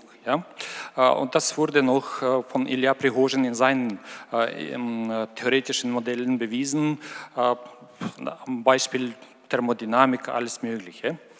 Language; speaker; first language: German; non-native, fluent; Ukrainian